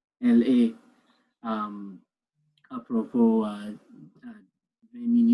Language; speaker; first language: French; non-native, learner; English